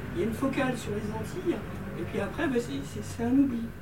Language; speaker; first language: French; native; French